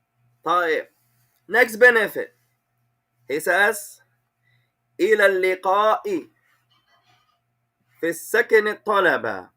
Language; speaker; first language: Arabic; non-native, fluent; English